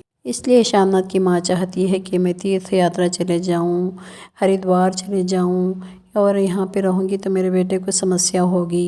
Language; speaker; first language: Hindi; non-native, local second language; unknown